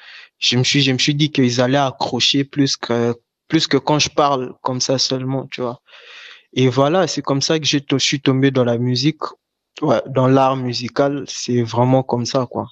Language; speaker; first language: French; non-native, local second language; Lingala